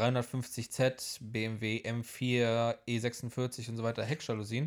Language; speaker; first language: German; early bilingual, heritage; Polish